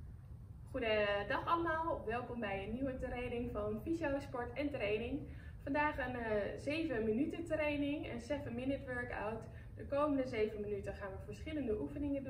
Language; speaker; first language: Dutch; native; Dutch